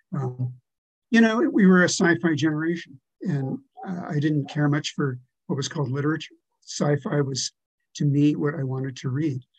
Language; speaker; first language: English; native; English